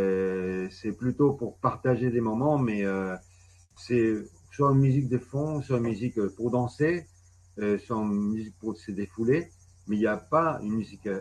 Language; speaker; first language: French; non-native, fluent; Spanish